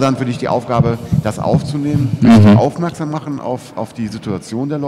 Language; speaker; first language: German; native; German